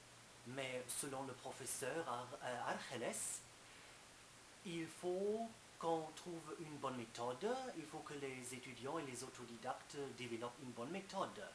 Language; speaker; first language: French; non-native, fluent; German